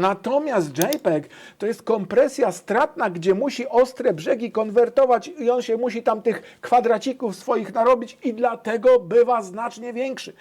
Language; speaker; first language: Polish; native; Polish